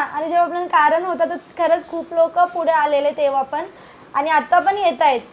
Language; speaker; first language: Marathi; non-native, fluent; Hindi